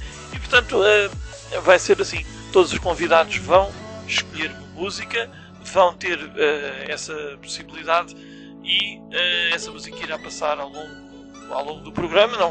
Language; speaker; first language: Portuguese; native; Portuguese